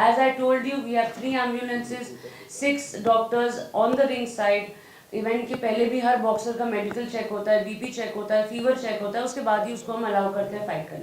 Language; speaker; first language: Hindi; native; Hindi